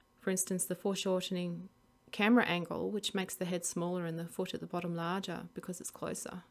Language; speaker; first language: English; native; English